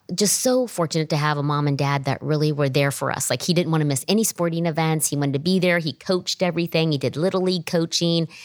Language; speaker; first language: English; native; English